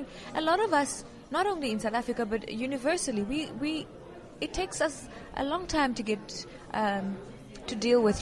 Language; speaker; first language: English; non-native, local second language; Venda